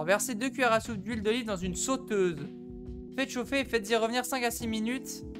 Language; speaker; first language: French; native; French